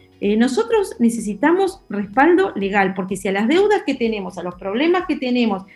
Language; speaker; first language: Spanish; native; Spanish